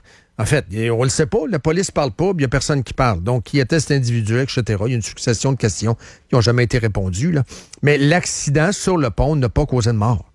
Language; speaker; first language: French; native; French